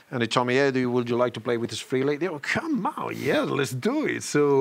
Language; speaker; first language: English; non-native, learner; Spanish